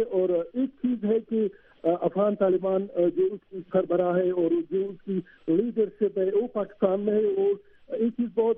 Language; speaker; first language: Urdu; non-native, learner; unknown